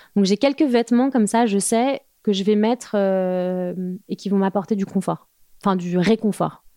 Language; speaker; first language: French; native; French